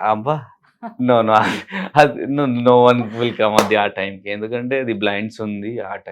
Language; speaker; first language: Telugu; non-native, learner; Hindi